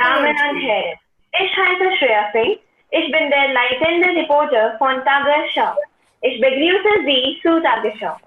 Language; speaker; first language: German; non-native, learner; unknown